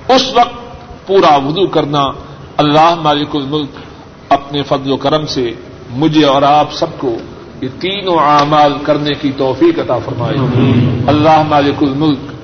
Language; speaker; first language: Urdu; non-native, local second language; Punjabi